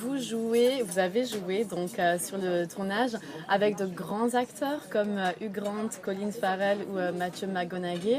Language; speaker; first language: French; native; French